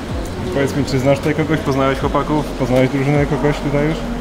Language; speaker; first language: Polish; native; Polish